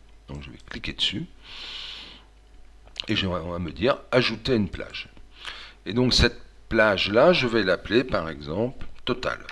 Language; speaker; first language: French; native; French